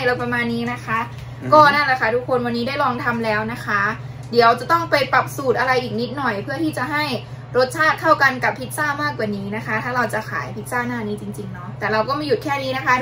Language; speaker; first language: Thai; native; Thai